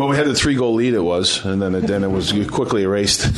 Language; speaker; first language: English; native; English